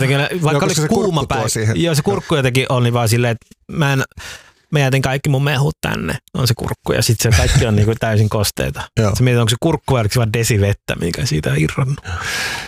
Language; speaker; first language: Finnish; early bilingual, other home language; Somali